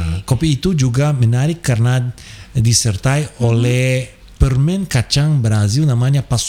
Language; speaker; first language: Indonesian; non-native, fluent; Portuguese